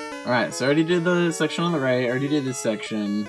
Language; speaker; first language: English; native; English